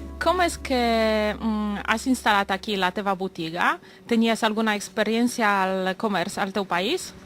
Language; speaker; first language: Catalan; non-native, fluent; Polish